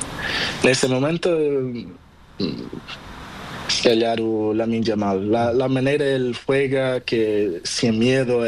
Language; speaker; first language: Spanish; non-native, learner; Portuguese